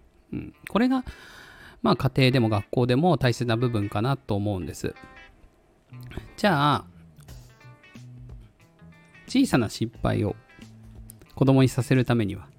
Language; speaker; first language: Japanese; native; Japanese